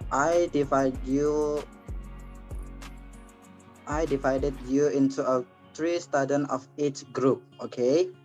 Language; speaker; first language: English; non-native, learner; Indonesian